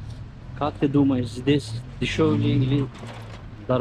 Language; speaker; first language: Russian; non-native, learner; Turkish